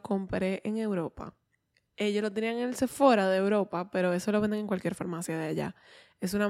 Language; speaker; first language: Spanish; native; Spanish